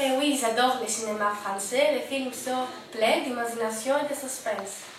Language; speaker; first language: French; non-native, learner; Greek